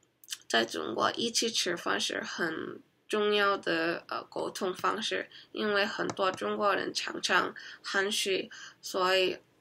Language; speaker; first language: Chinese; non-native, learner; Korean